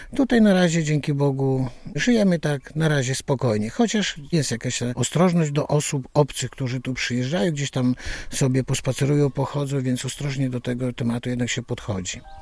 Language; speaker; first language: Polish; non-native, local second language; Belarusian